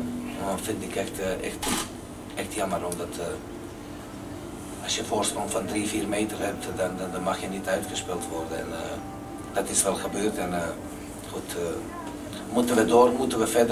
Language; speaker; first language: Dutch; non-native, fluent; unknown